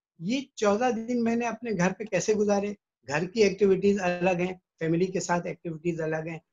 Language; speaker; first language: Urdu; native; Urdu